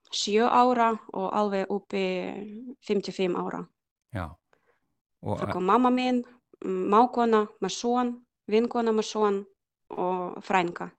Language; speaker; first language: Icelandic; non-native, learner; Ukrainian